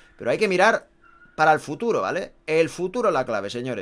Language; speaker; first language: Spanish; native; Spanish